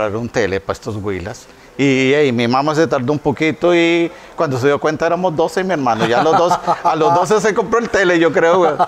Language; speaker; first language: Spanish; native; Spanish